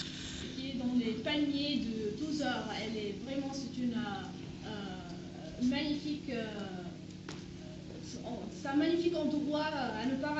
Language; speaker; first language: French; non-native, local second language; Arabic